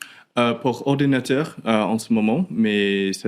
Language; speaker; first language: French; non-native, fluent; English